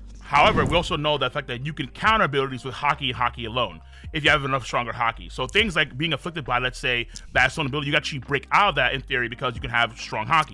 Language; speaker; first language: English; native; English